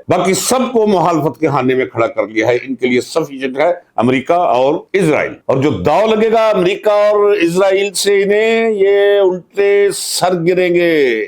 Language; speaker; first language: Urdu; non-native, local second language; Punjabi